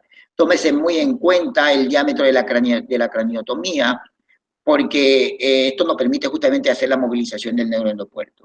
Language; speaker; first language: Spanish; native; Spanish